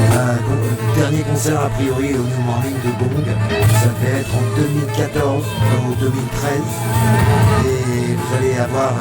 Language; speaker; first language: French; native; French